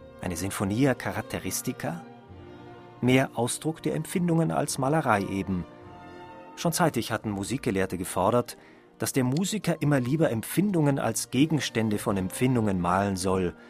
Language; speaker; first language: German; native; German